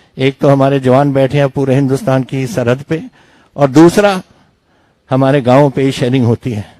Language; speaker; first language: Hindi; non-native, local second language; Punjabi